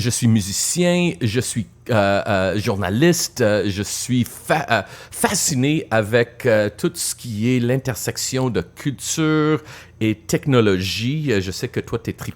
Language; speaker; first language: French; non-native, local second language; English